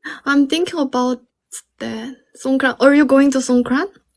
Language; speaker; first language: English; non-native, learner; Korean